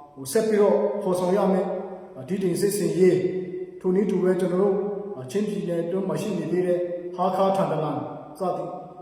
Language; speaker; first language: Burmese; non-native, local second language; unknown